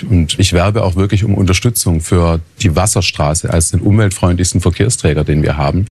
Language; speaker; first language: German; native; German